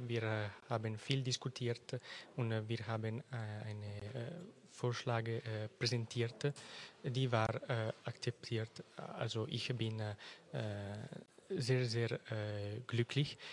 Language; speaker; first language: German; non-native, local second language; Italian